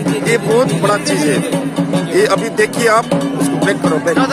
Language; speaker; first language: Hindi; non-native, local second language; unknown